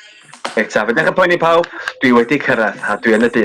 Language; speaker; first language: Welsh; native; Welsh